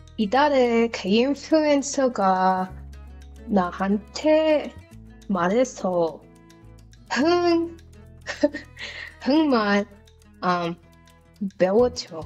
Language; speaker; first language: Korean; non-native, learner; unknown